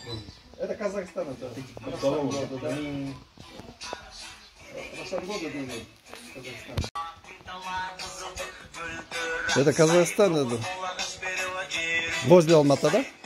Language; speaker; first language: Russian; non-native, learner; Kyrgyz